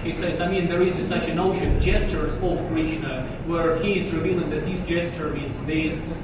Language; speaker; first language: English; non-native, fluent; Russian